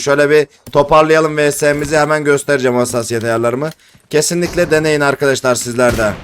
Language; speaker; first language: Turkish; native; Turkish